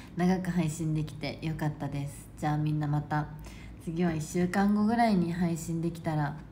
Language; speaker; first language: Japanese; native; Japanese